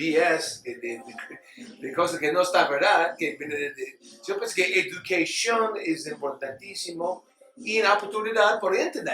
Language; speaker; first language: Spanish; non-native, learner; English